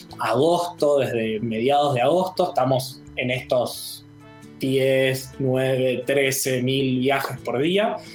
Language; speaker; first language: Spanish; native; Spanish